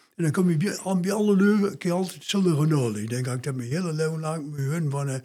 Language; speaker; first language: Dutch; native; Dutch